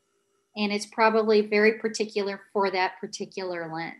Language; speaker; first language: English; native; English